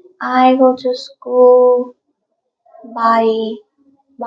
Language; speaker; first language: English; non-native, learner; Vietnamese